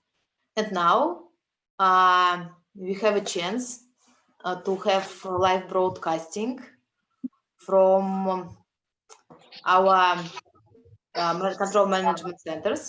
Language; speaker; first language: English; non-native, fluent; Russian